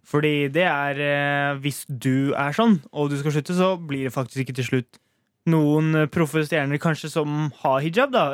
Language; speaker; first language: Norwegian; early bilingual, other home language; Turkish